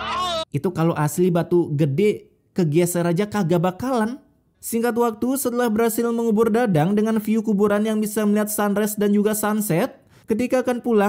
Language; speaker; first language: Indonesian; native; Indonesian